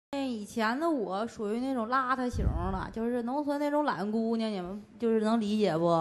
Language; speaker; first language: Chinese; native; Chinese